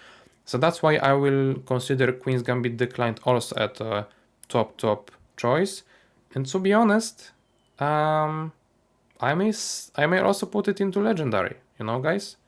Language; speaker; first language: English; non-native, fluent; Polish